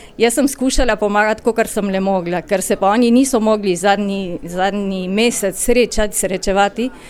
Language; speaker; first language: Slovenian; early bilingual, heritage; Slovenian